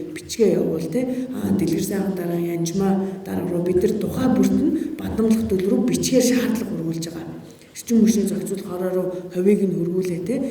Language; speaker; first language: Mongolian; native; Mongolian